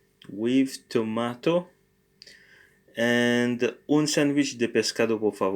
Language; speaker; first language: Spanish; non-native, learner; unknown